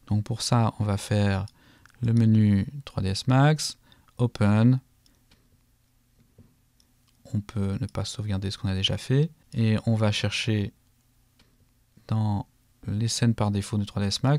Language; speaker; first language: French; native; French